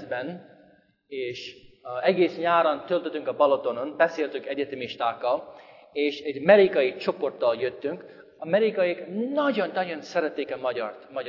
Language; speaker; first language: Hungarian; non-native, fluent; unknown